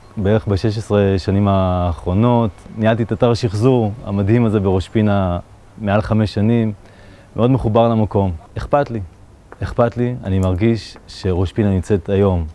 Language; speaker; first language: Hebrew; native; Hebrew